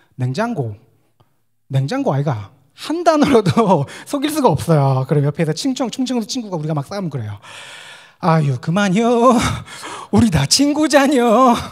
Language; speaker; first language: Korean; native; Korean